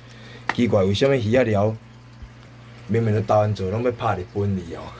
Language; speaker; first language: Chinese; non-native, local second language; Min Nan Chinese